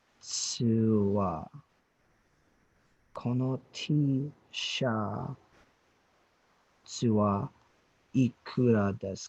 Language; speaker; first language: Japanese; non-native, learner; English